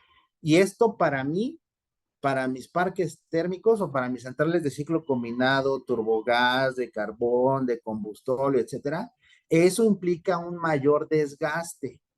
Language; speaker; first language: Spanish; native; Spanish